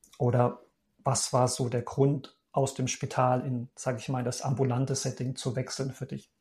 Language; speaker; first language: German; native; German